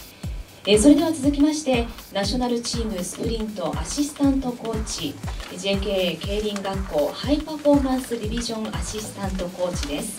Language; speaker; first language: Japanese; native; Japanese